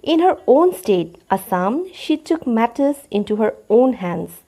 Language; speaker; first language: English; non-native, local second language; Assamese